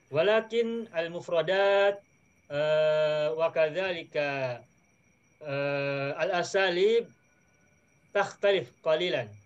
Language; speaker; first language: Arabic; non-native, fluent; Indonesian